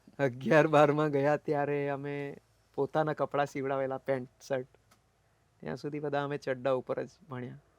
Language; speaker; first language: Gujarati; non-native, local second language; Bhili